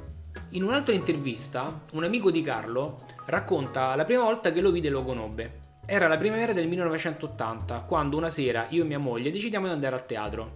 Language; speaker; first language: Italian; native; Italian